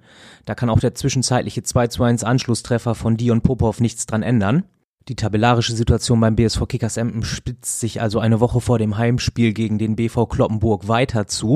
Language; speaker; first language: German; native; German